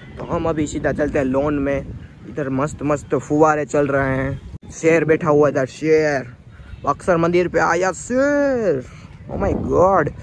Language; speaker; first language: Hindi; non-native, local second language; Gujarati